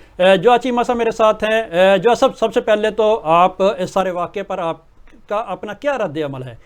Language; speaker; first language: Urdu; native; Urdu